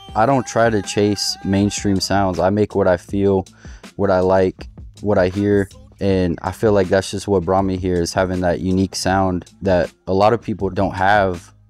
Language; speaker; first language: English; native; English